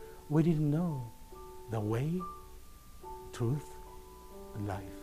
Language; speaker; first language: English; non-native, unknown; Japanese